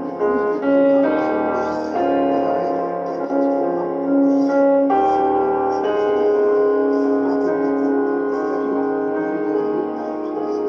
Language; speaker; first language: French; native; French